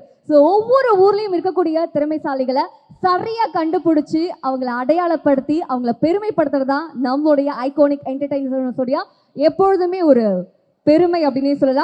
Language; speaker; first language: Tamil; native; Tamil